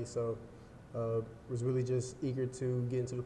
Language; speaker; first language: English; native; English